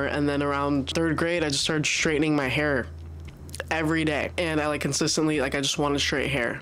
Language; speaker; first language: English; early bilingual, other home language; Spanish